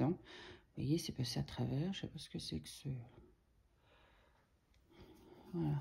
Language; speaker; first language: French; native; French